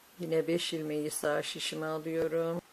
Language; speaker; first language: Turkish; native; Turkish